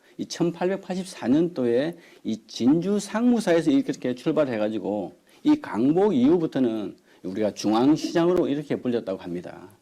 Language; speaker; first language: Korean; native; Korean